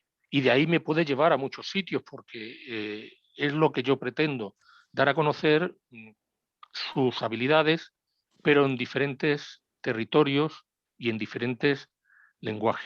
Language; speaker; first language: Spanish; native; Spanish